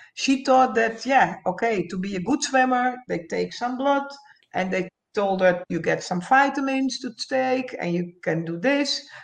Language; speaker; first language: English; non-native, learner; Dutch